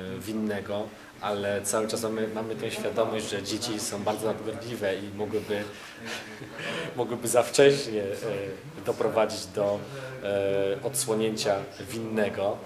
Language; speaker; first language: Polish; native; Polish